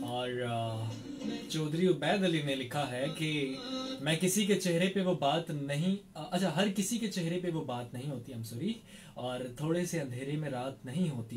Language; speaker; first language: Urdu; non-native, local second language; Punjabi